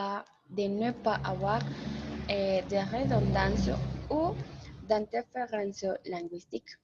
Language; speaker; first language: French; non-native, learner; Spanish